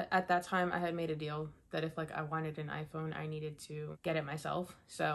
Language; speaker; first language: English; native; English